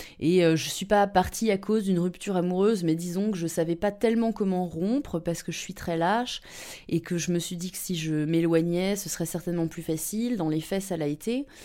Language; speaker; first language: French; native; French